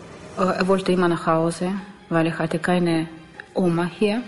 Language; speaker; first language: German; non-native, learner; Russian